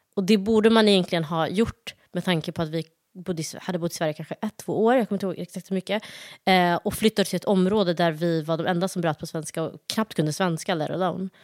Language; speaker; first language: Swedish; early bilingual, other home language; Somali